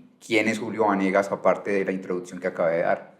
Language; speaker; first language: Spanish; native; Spanish